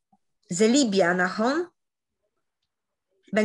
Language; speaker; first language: Hebrew; non-native, learner; German